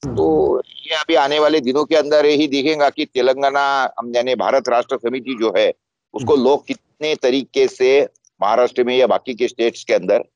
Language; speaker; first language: Hindi; non-native, local second language; Marathi